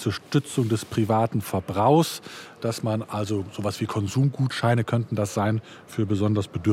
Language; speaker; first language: German; native; German